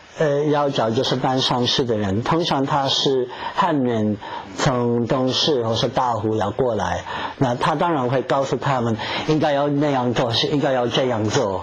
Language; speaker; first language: Chinese; non-native, fluent; English